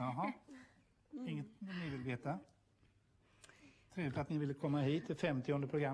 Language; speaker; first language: Swedish; native; Swedish